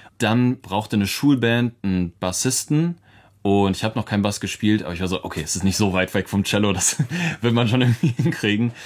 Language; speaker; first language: German; native; German